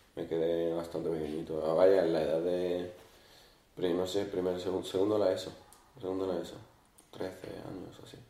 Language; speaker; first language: Spanish; early bilingual, other home language; Arabic